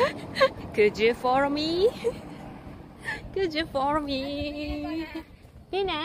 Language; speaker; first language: English; non-native, learner; Japanese